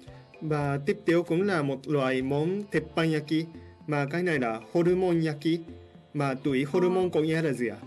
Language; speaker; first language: Vietnamese; non-native, fluent; Japanese